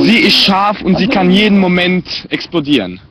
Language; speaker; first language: German; non-native, learner; Croatian